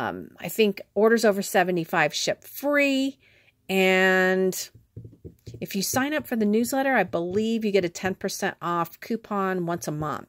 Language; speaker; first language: English; native; English